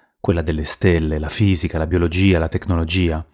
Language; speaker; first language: Italian; native; Italian